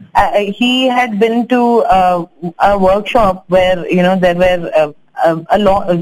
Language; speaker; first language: English; non-native, local second language; Tamil